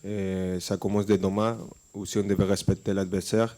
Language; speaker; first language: French; non-native, fluent; Spanish